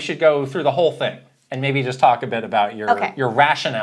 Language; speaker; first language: English; native; English